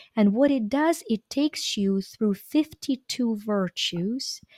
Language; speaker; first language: English; non-native, fluent; Ukrainian